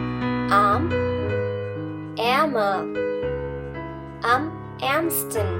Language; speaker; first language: German; non-native, fluent; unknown